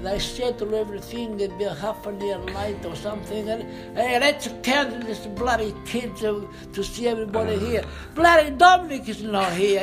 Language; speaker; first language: English; non-native, learner; Italian